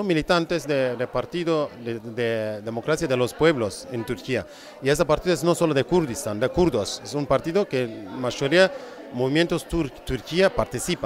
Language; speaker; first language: Spanish; non-native, fluent; Kurdish